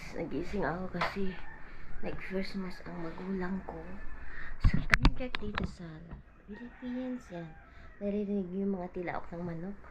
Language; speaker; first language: Filipino; non-native, local second language; Iloko